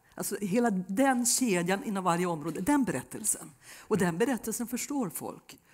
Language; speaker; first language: Swedish; native; Swedish